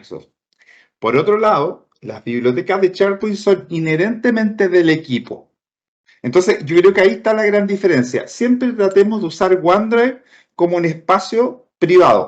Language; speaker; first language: Spanish; native; Spanish